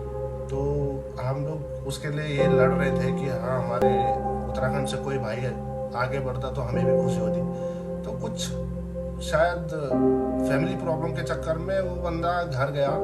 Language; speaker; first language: Hindi; native; Hindi